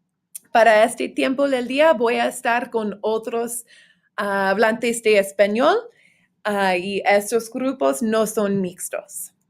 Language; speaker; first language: Spanish; non-native, fluent; English